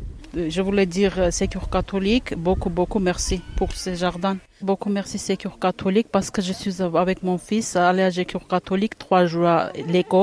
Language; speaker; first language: French; non-native, learner; Armenian